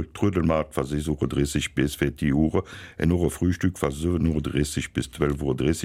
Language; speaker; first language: German; native; German